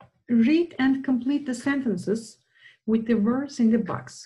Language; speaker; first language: English; non-native, fluent; Turkish